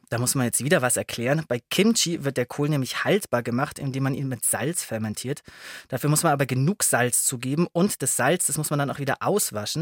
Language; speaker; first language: German; native; German